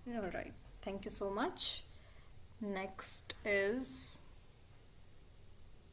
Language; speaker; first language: English; non-native, local second language; Hindi